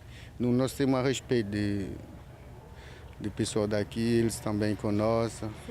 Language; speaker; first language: Portuguese; non-native, learner; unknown